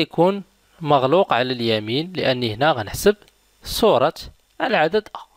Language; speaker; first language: Arabic; native; Arabic